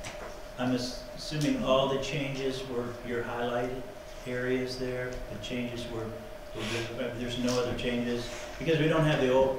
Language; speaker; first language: English; native; English